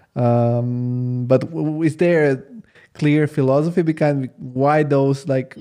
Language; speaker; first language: English; non-native, fluent; Italian